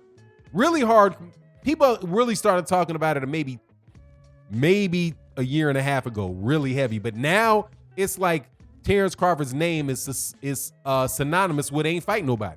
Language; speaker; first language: English; native; English